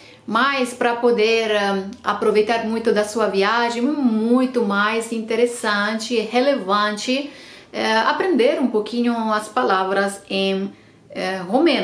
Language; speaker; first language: Portuguese; non-native, fluent; Romanian